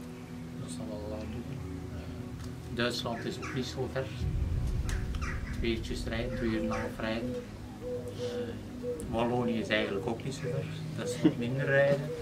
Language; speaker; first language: Dutch; native; Dutch